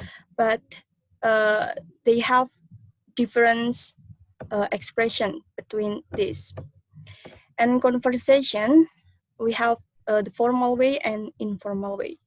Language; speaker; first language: English; non-native, learner; Indonesian